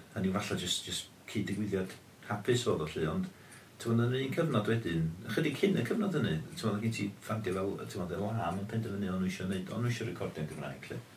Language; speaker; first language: Welsh; early bilingual, heritage; Welsh